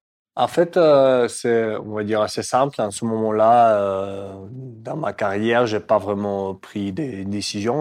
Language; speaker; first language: French; non-native, fluent; Russian